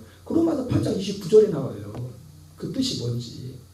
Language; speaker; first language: Korean; native; Korean